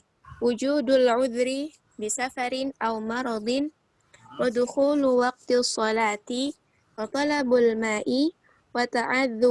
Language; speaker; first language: Arabic; non-native, learner; Indonesian